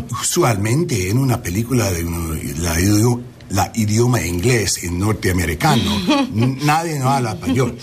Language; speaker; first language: Spanish; non-native, learner; English